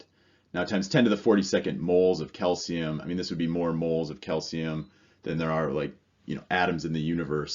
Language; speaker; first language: English; native; English